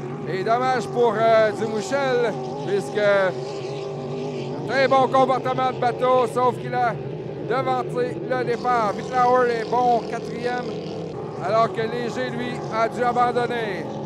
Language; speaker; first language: French; native; French